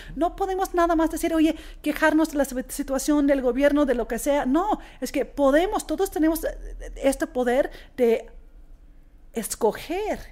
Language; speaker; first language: Spanish; non-native, fluent; English